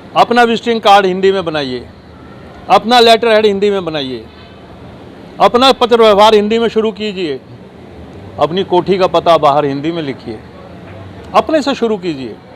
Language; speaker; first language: Hindi; native; Hindi